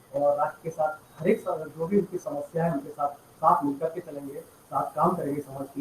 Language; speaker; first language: Hindi; non-native, local second language; Gujarati